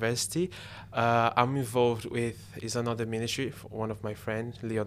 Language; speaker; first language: English; non-native, learner; Portuguese